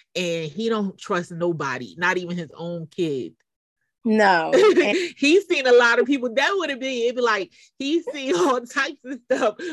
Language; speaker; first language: English; native; English